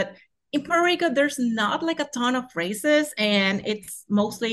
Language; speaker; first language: English; non-native, fluent; Spanish